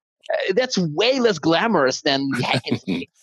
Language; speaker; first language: English; non-native, fluent; Russian